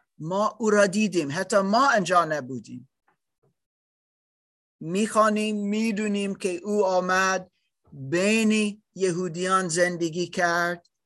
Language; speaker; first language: Persian; non-native, learner; German